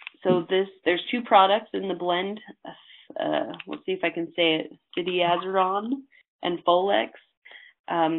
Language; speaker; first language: English; native; English